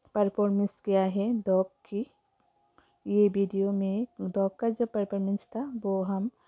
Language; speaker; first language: Hindi; non-native, local second language; Bangla